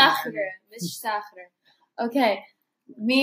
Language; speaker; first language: Arabic; non-native, learner; English